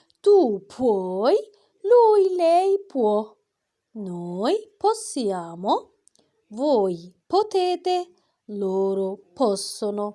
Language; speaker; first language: Italian; non-native, fluent; Arabic